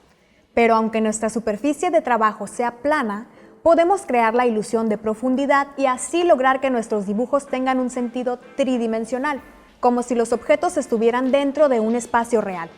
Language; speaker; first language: Spanish; native; Spanish